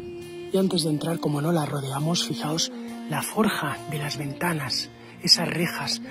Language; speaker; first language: Spanish; native; Spanish